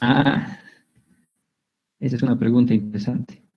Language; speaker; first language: Spanish; native; Spanish